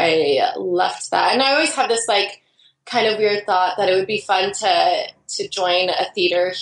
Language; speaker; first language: English; native; English